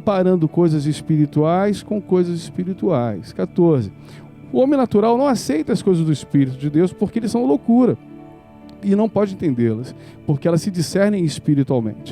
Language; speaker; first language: Portuguese; native; Portuguese